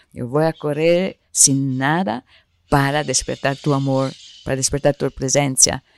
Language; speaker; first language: Spanish; non-native, fluent; Italian